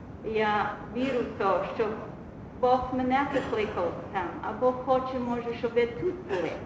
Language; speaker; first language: Ukrainian; early bilingual, heritage; Ukrainian